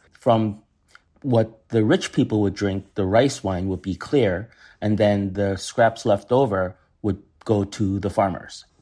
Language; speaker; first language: English; early bilingual, other home language; Korean